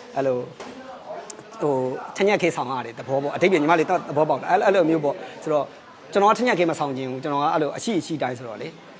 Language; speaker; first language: Burmese; non-native, local second language; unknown